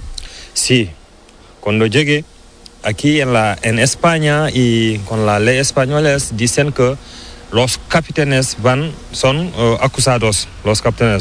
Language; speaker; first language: Spanish; non-native, learner; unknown